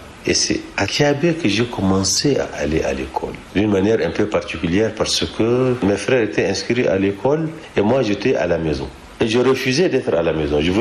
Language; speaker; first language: French; non-native, local second language; Arabic